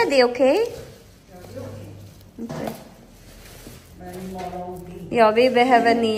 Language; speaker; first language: Swedish; non-native, learner; Filipino